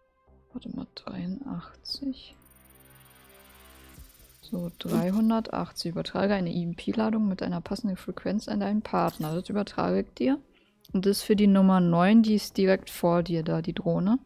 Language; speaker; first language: German; native; German